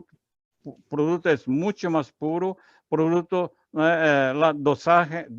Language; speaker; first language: Spanish; non-native, learner; Portuguese